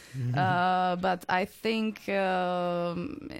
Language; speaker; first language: English; non-native, fluent; Czech